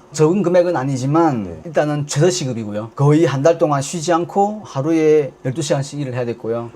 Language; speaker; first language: Korean; native; Korean